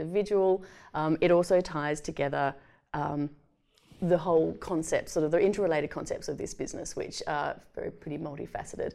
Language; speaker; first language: English; native; English